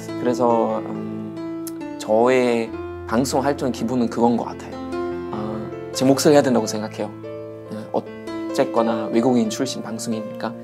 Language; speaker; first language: Korean; non-native, fluent; German